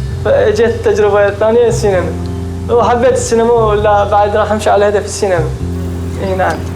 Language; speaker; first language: Arabic; native; Arabic